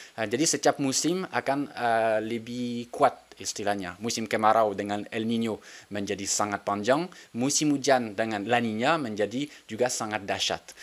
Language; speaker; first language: Indonesian; non-native, fluent; French